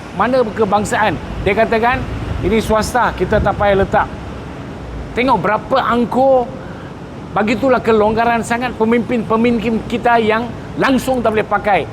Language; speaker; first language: Malay; non-native, local second language; Tamil